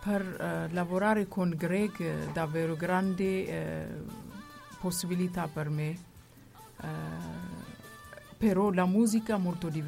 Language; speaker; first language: Italian; non-native, learner; Amharic